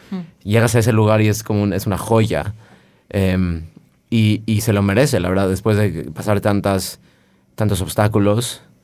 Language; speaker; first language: Spanish; early bilingual, heritage; Spanish